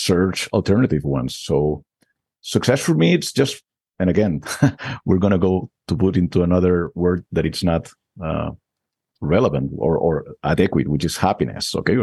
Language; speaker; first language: English; non-native, fluent; Spanish